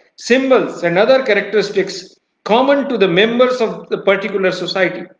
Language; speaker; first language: English; non-native, local second language; Hindi